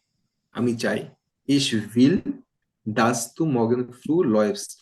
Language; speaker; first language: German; non-native, fluent; Bangla